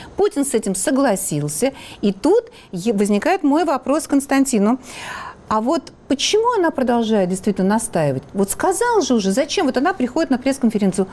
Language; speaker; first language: Russian; native; Russian